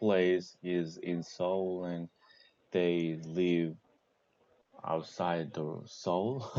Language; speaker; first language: English; non-native, learner; Korean